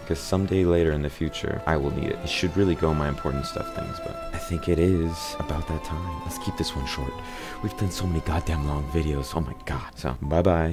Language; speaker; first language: English; native; English